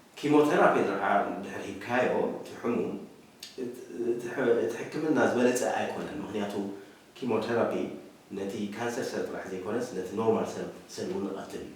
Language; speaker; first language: Tigrinya; native; Tigrinya